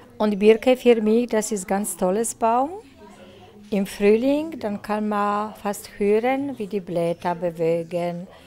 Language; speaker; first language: German; non-native, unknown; Polish